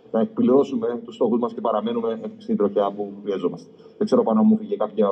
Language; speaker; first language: Greek; native; Greek